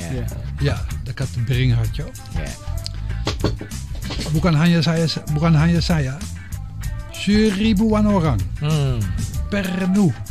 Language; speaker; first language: Indonesian; non-native, fluent; Dutch